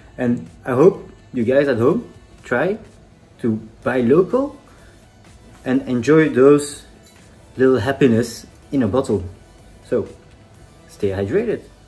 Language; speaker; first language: English; non-native, fluent; French